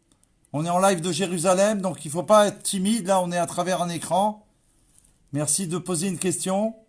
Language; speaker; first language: French; native; French